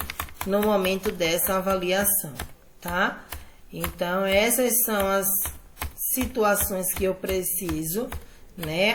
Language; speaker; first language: Portuguese; native; Portuguese